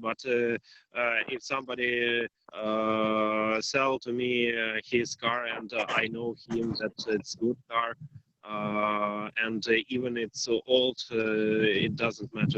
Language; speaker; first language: English; non-native, learner; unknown